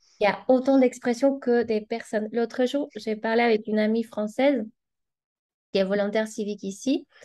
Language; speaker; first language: French; non-native, fluent; Spanish